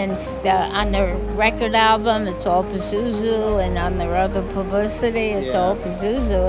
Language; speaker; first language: English; native; English